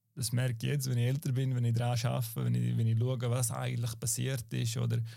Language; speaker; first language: German; native; German